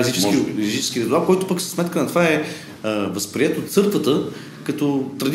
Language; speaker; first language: Bulgarian; native; Bulgarian